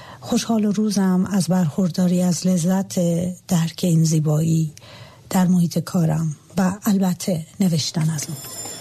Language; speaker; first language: Persian; native; Persian